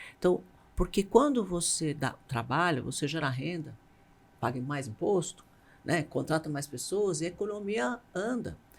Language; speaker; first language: Portuguese; native; Portuguese